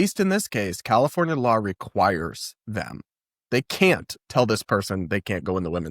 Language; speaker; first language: English; native; English